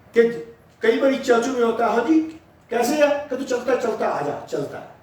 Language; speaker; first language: Hindi; non-native, local second language; Punjabi